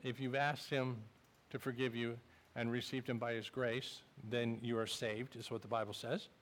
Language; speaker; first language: English; native; English